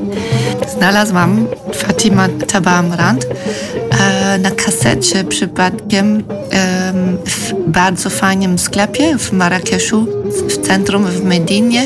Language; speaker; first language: Polish; non-native, fluent; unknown